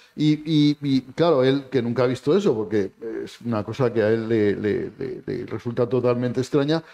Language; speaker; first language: Spanish; native; Spanish